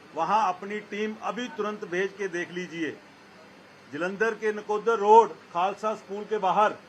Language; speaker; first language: Hindi; non-native, local second language; Punjabi